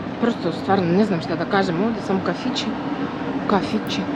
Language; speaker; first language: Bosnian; non-native, fluent; Russian